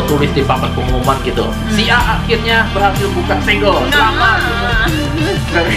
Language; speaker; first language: Indonesian; native; Indonesian